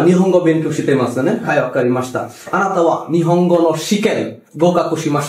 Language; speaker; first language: Japanese; non-native, fluent; Bangla